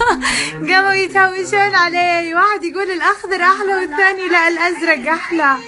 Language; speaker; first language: Arabic; native; Arabic